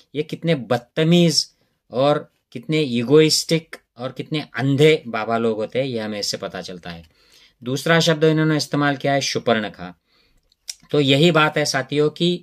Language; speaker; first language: Hindi; non-native, local second language; Marathi